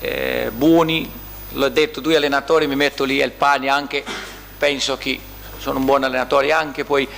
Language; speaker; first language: Italian; non-native, fluent; Portuguese